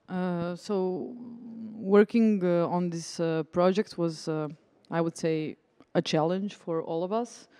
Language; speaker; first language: English; non-native, fluent; Croatian